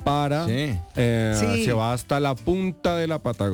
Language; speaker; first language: Spanish; native; Spanish